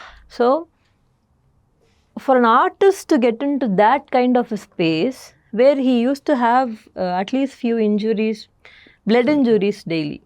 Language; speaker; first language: English; non-native, local second language; Tamil